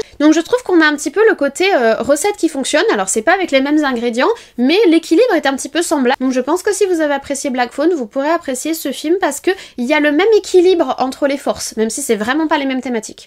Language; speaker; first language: French; native; French